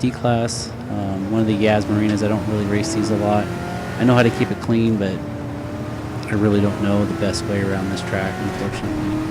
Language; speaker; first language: English; native; English